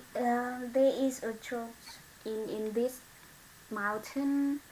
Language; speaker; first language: English; non-native, learner; Vietnamese